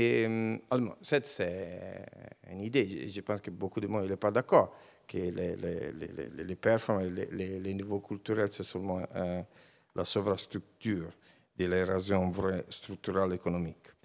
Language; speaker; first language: French; non-native, learner; Italian